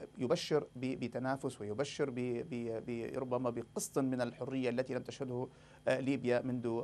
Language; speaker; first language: Arabic; native; Arabic